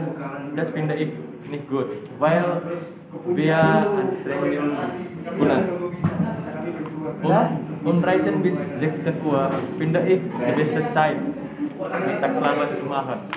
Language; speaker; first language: German; non-native, learner; Indonesian